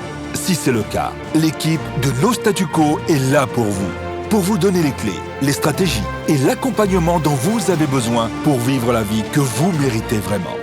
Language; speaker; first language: French; native; French